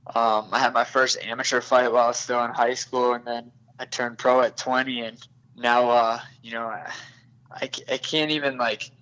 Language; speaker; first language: English; native; English